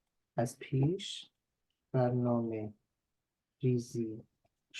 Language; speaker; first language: Persian; native; Persian